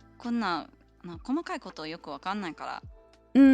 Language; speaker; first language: Japanese; non-native, learner; English